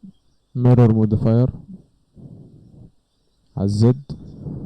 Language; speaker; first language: Arabic; native; Arabic